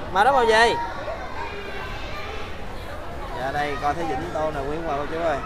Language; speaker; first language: Vietnamese; native; Vietnamese